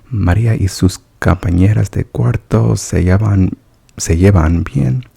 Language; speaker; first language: Spanish; non-native, learner; English